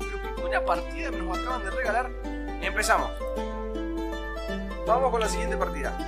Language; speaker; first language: Spanish; native; Spanish